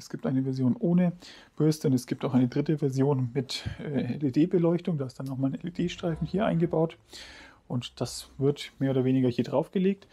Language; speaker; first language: German; native; German